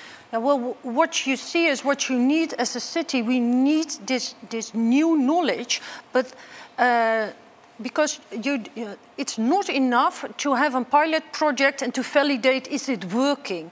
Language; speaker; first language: English; non-native, fluent; Dutch